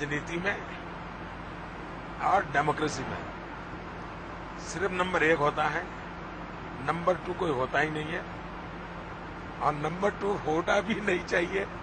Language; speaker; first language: Hindi; non-native, local second language; Gujarati